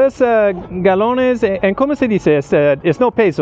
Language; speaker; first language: Spanish; non-native, learner; English